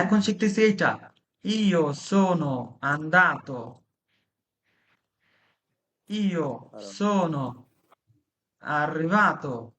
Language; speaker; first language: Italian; non-native, fluent; Bangla